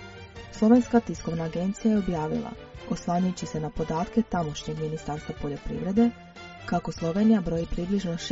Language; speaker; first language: Croatian; native; Croatian